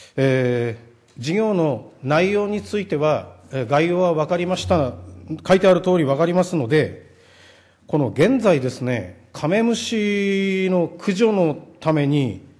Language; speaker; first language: Japanese; native; Japanese